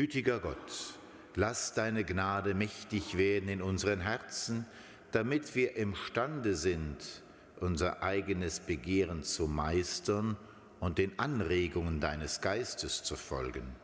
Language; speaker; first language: German; native; German